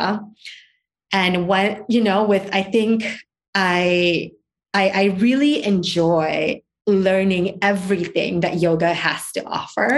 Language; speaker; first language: English; non-native, local second language; Malay